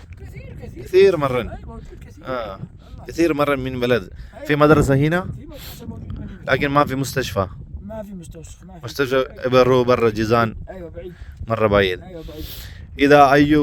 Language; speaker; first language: Arabic; non-native, learner; Malayalam